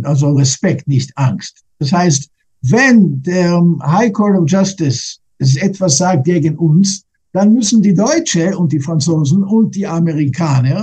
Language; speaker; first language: German; non-native, fluent; English